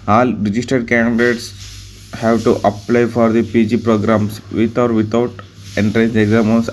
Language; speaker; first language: English; non-native, local second language; Kannada